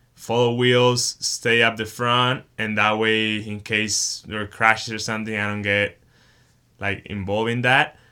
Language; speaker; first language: English; non-native, fluent; Spanish